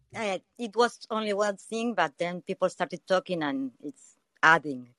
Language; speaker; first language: English; non-native, learner; Spanish